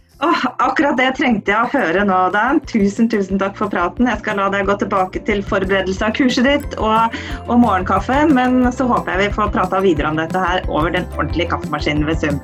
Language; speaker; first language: Norwegian; native; Norwegian